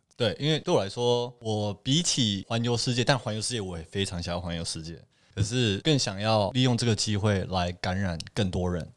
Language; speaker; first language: Chinese; early bilingual, heritage; Chinese